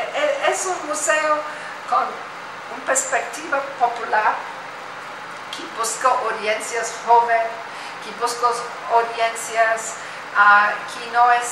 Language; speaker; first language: Spanish; non-native, learner; English